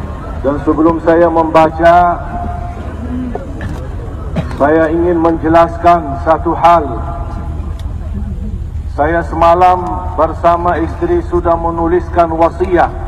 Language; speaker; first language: Indonesian; non-native, fluent; Arabic